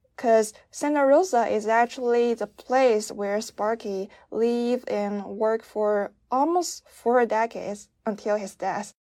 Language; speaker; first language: English; non-native, fluent; Chinese